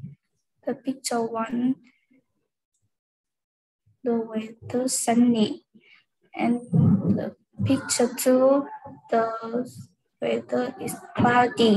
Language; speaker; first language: English; non-native, learner; Vietnamese